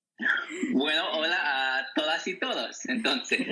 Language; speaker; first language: Spanish; non-native, learner; English